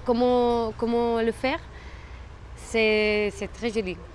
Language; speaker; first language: French; non-native, fluent; Spanish